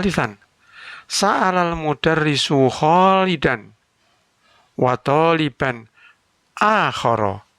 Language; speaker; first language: Arabic; non-native, learner; Indonesian